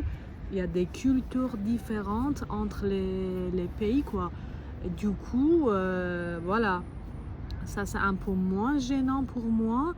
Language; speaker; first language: French; non-native, fluent; Persian